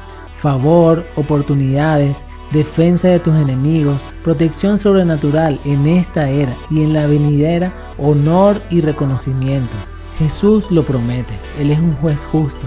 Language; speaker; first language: Spanish; native; Spanish